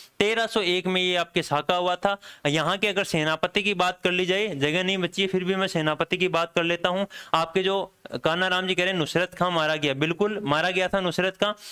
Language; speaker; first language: Hindi; native; Hindi